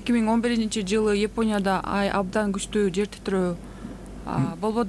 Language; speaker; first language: Japanese; non-native, fluent; Kyrgyz